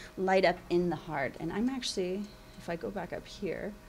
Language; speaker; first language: English; native; English